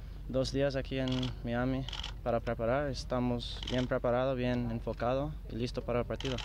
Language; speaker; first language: Spanish; non-native, learner; English